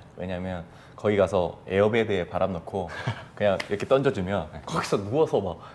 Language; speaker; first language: Korean; native; Korean